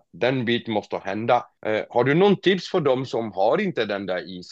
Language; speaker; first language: Swedish; non-native, fluent; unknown